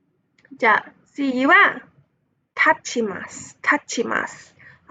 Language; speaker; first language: Japanese; non-native, fluent; English